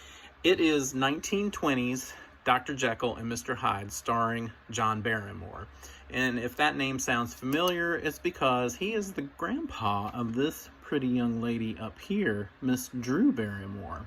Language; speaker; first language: English; native; English